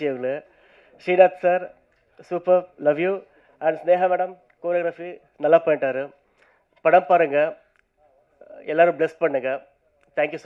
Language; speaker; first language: Tamil; non-native, learner; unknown